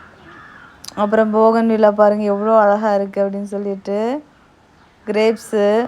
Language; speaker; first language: Tamil; native; Tamil